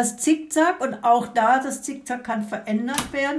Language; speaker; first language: German; native; German